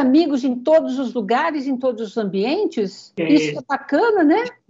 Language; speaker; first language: Portuguese; native; Portuguese